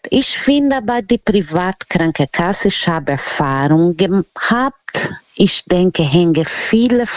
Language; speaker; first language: German; non-native, learner; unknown